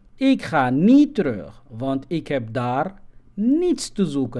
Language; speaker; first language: Dutch; non-native, fluent; Somali